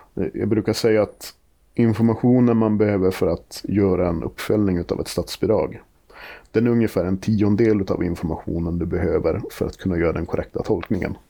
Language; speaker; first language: Swedish; native; Swedish